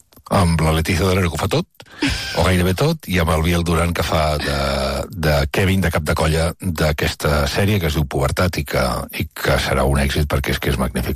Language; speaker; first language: Catalan; native; Catalan